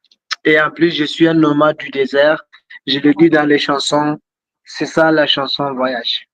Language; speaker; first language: French; non-native, local second language; Tamasheq